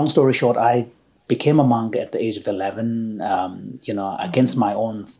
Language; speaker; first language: English; non-native, local second language; Tibetan